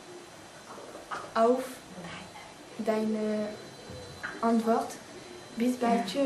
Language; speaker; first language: German; non-native, learner; French